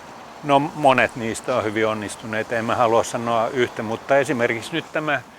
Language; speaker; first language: Finnish; native; Finnish